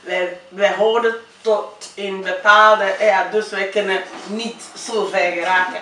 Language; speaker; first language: Dutch; non-native, fluent; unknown